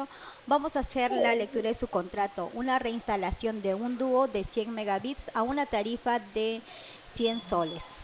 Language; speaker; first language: Spanish; native; Spanish